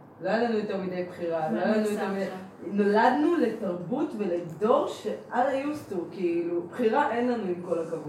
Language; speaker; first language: Hebrew; native; Hebrew